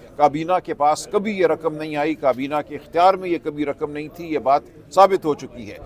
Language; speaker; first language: Urdu; native; Urdu